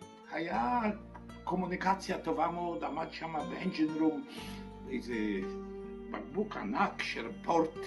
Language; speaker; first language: Hebrew; non-native, fluent; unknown